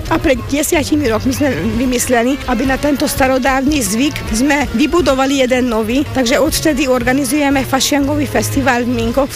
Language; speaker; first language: Slovak; early bilingual, heritage; Slovak